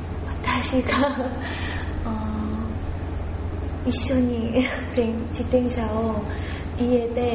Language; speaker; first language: Japanese; non-native, learner; Korean